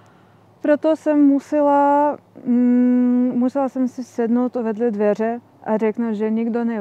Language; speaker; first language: Czech; non-native, fluent; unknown